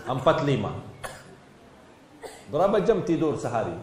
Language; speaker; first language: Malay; non-native, fluent; Arabic